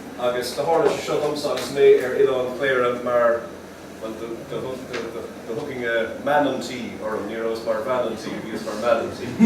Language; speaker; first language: Irish; non-native, local second language; English